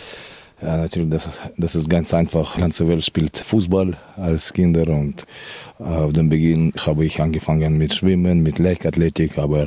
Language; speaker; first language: German; non-native, fluent; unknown